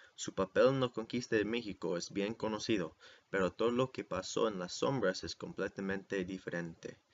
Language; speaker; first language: Spanish; non-native, learner; English